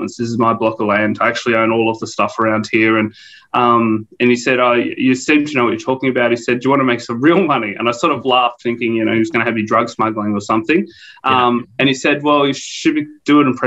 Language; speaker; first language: English; native; English